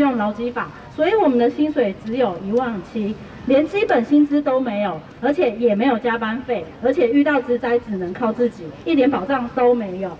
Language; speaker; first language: Chinese; non-native, fluent; Indonesian